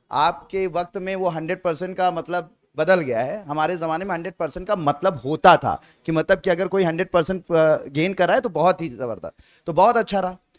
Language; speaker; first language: Hindi; native; Hindi